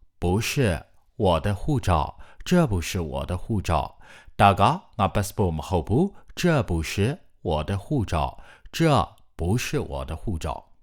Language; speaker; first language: Chinese; non-native, fluent; Burmese